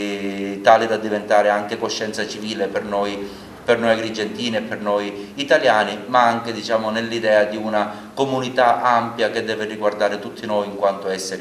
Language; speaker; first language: Italian; native; Italian